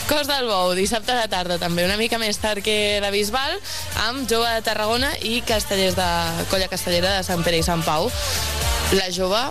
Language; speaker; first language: Catalan; native; Catalan